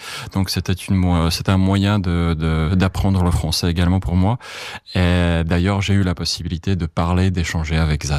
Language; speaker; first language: French; non-native, fluent; Czech